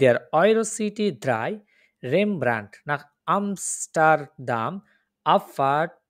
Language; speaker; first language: German; non-native, fluent; Bangla